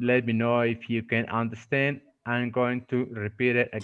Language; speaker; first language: English; non-native, fluent; Spanish